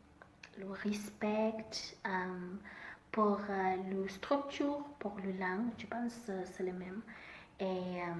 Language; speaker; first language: French; non-native, learner; Southern Sotho